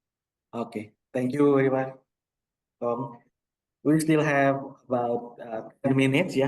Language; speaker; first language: English; non-native, local second language; Indonesian